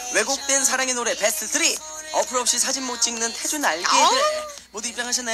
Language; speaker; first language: Korean; native; Korean